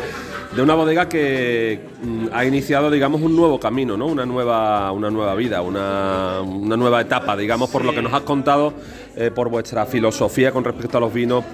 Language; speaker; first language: Spanish; native; Spanish